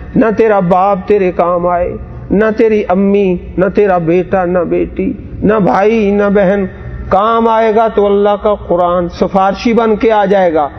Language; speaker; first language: Urdu; non-native, local second language; Punjabi